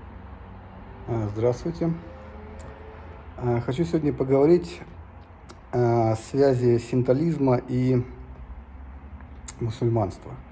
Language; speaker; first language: Russian; native; Russian